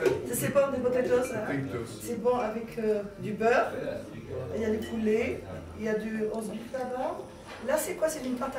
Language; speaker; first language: French; native; French